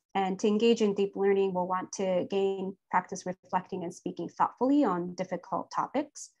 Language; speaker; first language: English; native; English